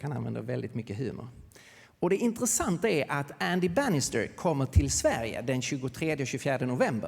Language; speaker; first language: Swedish; native; Swedish